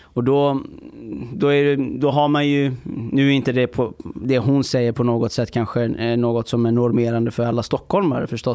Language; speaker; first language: Swedish; early bilingual, other home language; Persian